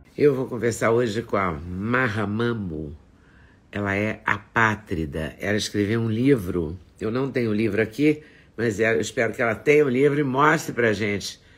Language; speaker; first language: Portuguese; native; Portuguese